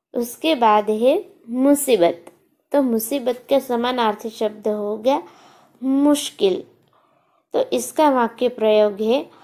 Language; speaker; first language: Hindi; non-native, local second language; Gujarati